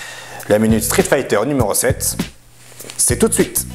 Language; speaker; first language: French; native; French